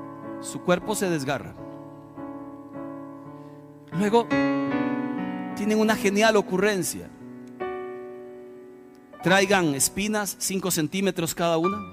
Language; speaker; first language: Spanish; native; Spanish